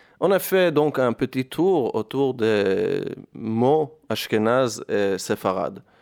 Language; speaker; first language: French; non-native, fluent; Hebrew